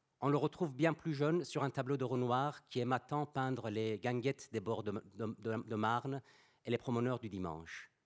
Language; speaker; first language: French; non-native, fluent; Persian